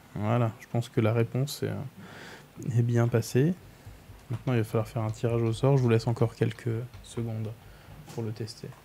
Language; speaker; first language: French; native; French